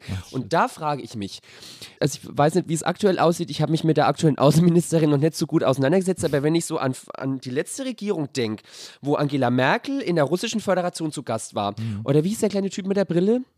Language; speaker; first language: German; native; German